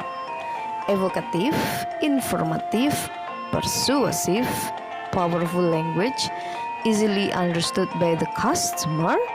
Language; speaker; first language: English; non-native, local second language; Indonesian